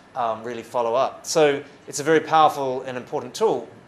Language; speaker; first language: English; native; English